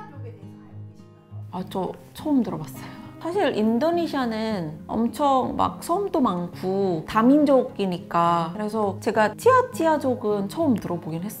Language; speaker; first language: Korean; non-native, fluent; Indonesian